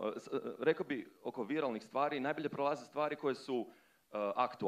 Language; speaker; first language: Croatian; native; Croatian